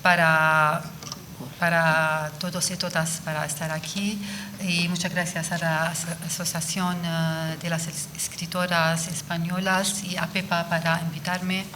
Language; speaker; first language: Spanish; non-native, fluent; Arabic